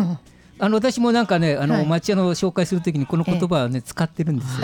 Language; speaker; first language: Japanese; native; Japanese